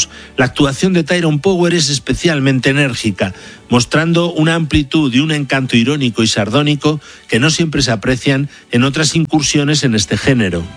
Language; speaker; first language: Spanish; native; Spanish